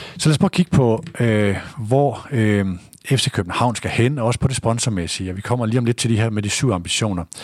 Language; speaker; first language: Danish; native; Danish